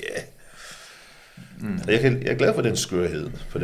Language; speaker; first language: Danish; early bilingual, other home language; English